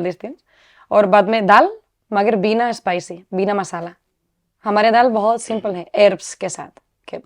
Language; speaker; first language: Hindi; non-native, learner; Spanish